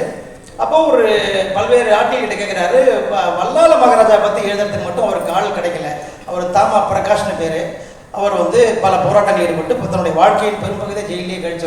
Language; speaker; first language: Tamil; native; Tamil